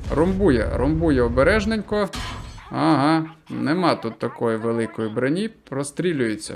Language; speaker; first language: Ukrainian; non-native, local second language; Russian